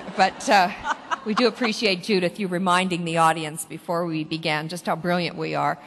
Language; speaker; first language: English; native; English